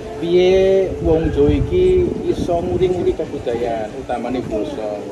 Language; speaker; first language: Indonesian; native; Indonesian